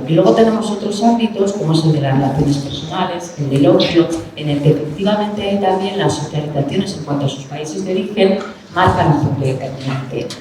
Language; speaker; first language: Spanish; native; Spanish